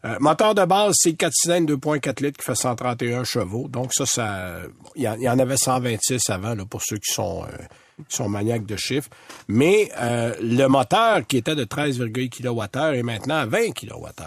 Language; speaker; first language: French; native; French